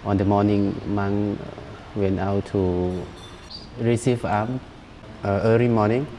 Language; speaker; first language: English; non-native, learner; Thai